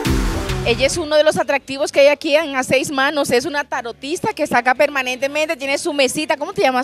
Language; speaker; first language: Spanish; native; Spanish